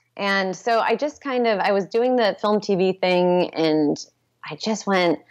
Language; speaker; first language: English; native; English